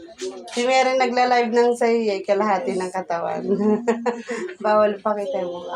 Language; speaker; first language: Filipino; native; Filipino